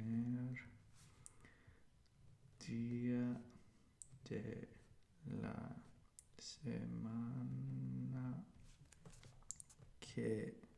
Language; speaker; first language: Spanish; non-native, learner; English